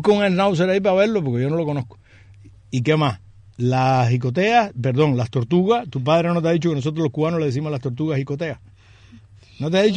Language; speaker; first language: Spanish; native; Spanish